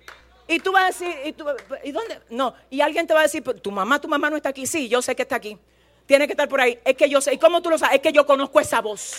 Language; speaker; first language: Spanish; native; Spanish